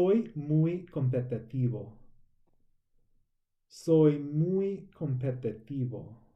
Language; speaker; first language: Spanish; non-native, fluent; English